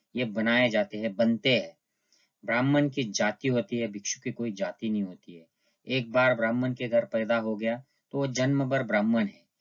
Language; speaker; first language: Hindi; non-native, local second language; Marathi